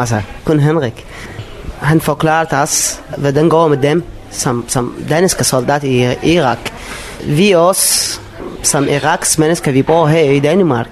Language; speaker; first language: Danish; non-native, learner; Arabic